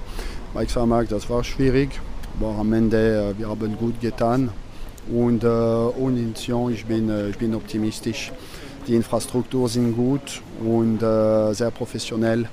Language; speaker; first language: German; non-native, fluent; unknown